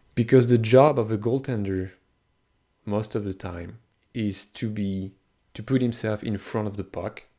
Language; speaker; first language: English; non-native, fluent; French